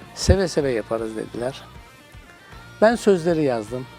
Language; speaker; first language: Turkish; native; Turkish